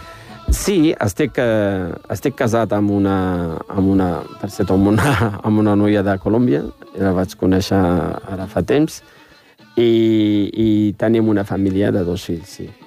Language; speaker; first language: Catalan; non-native, fluent; Riffian